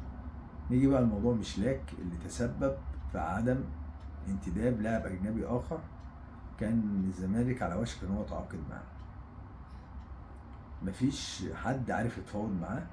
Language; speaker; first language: Arabic; native; Arabic